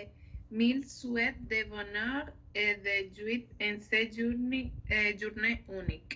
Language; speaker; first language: French; non-native, learner; Spanish